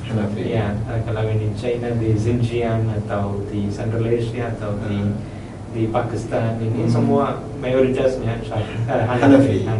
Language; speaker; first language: Indonesian; non-native, learner; Malayalam